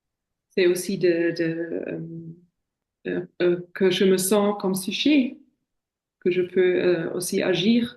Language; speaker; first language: French; non-native, fluent; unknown